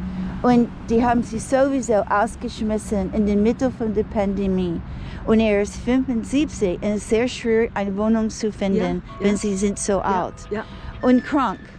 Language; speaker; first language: German; non-native, fluent; English